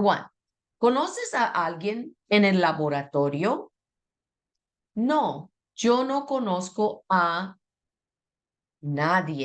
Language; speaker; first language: Spanish; non-native, fluent; English